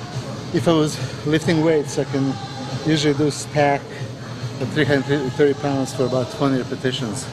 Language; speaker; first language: English; non-native, fluent; Serbian